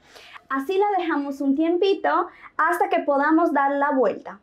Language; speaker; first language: Spanish; non-native, fluent; Portuguese